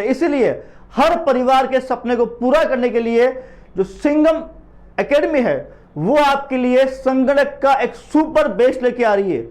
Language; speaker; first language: Hindi; native; Hindi